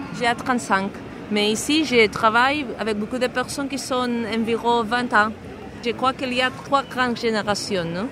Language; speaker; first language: French; non-native, fluent; Spanish